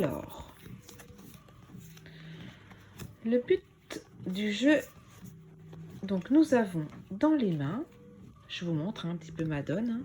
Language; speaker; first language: French; native; French